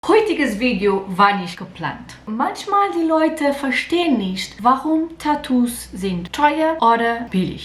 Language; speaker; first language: German; non-native, learner; Portuguese